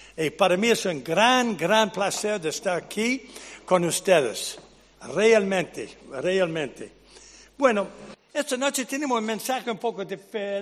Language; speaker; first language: Spanish; non-native, fluent; English